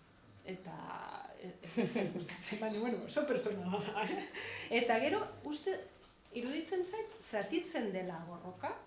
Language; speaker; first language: Basque; non-native, fluent; Catalan